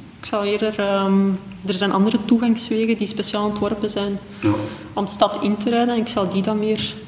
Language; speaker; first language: Dutch; native; Dutch